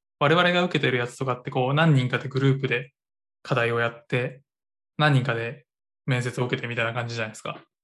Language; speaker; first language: Japanese; native; Japanese